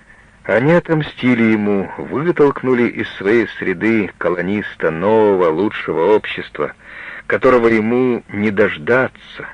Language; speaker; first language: Russian; native; Russian